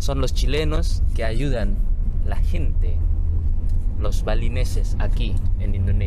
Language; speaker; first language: Spanish; non-native, fluent; Indonesian